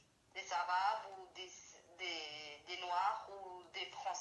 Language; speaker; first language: French; non-native, learner; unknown